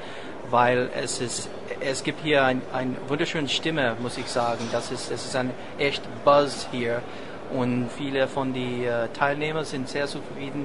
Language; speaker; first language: German; non-native, learner; English